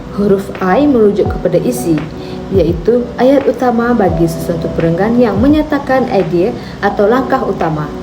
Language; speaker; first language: Malay; non-native, local second language; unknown